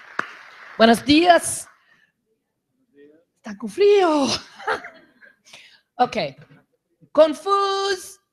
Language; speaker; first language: Spanish; non-native, learner; English